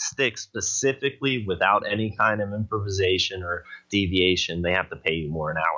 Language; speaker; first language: English; native; English